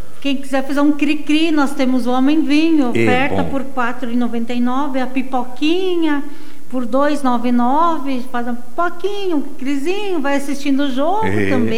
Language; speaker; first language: Portuguese; native; Portuguese